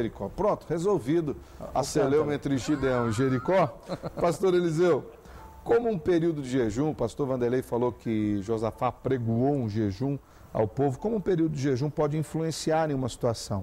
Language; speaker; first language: Portuguese; native; Portuguese